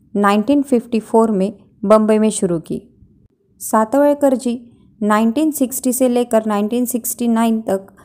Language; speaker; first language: Hindi; non-native, local second language; Marathi